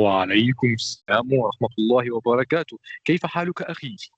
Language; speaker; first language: Arabic; non-native, fluent; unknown